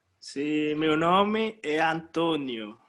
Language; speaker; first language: Portuguese; non-native, learner; Spanish